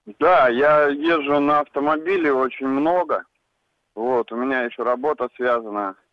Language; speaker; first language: Russian; native; Russian